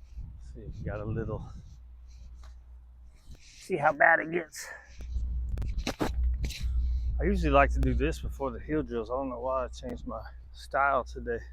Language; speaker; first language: English; native; English